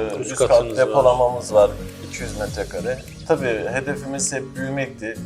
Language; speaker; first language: Turkish; native; Turkish